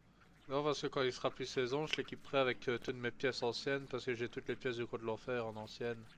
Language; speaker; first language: French; native; French